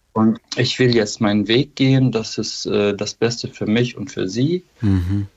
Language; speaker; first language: German; non-native, fluent; Arabic